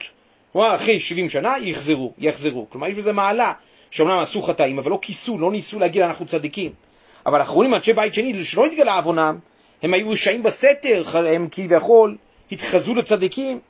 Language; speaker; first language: Hebrew; native; Hebrew